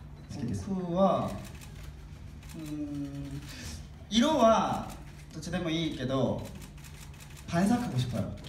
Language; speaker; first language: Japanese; non-native, learner; Korean